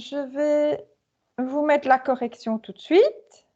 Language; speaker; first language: French; native; French